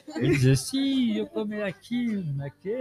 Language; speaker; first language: Spanish; non-native, learner; French